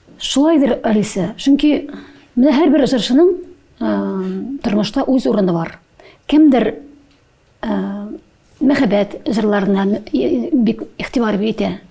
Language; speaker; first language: Tatar; native; Tatar